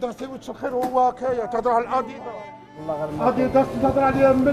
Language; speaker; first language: Arabic; native; Arabic